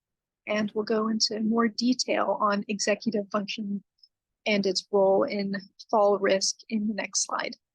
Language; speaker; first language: English; native; English